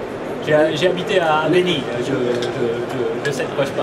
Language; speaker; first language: French; native; French